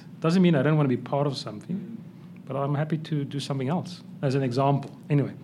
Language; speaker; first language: English; non-native, local second language; Afrikaans